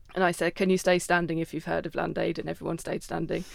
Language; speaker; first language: English; native; English